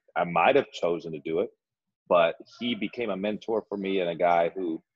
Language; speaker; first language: English; native; English